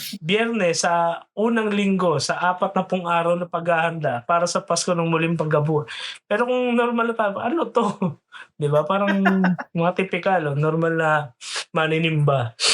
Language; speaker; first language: Filipino; native; Filipino